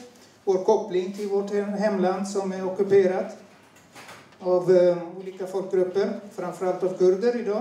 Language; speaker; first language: Swedish; non-native, fluent; Turoyo